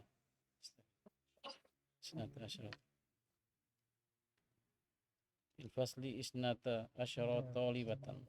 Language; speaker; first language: Arabic; non-native, learner; Indonesian